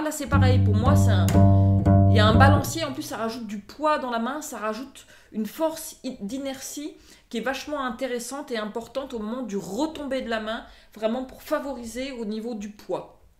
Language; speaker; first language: French; native; French